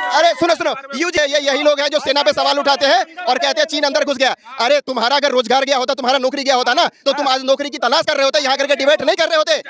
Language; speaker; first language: Hindi; native; Hindi